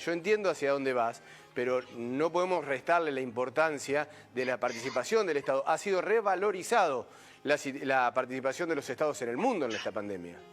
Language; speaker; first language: Spanish; native; Spanish